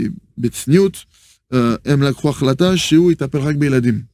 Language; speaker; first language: Hebrew; non-native, fluent; French